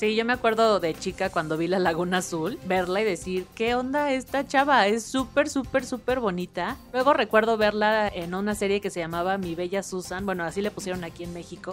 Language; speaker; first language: Spanish; native; Spanish